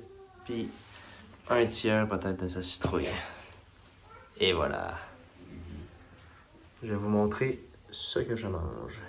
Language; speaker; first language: French; native; French